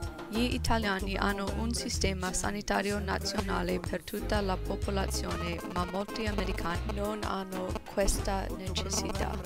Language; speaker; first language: Italian; non-native, learner; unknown